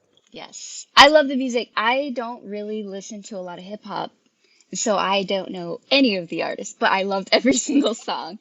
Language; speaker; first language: English; native; English